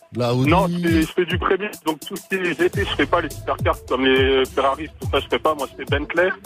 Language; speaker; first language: French; native; French